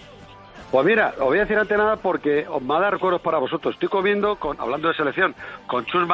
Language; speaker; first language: Spanish; native; Spanish